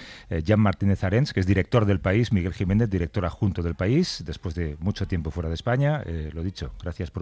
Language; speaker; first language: Spanish; native; Spanish